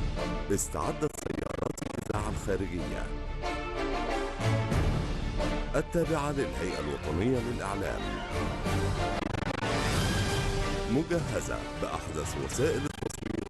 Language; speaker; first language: Arabic; native; Arabic